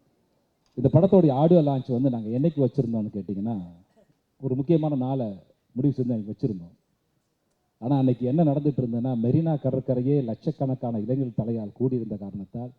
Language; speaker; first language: Tamil; native; Tamil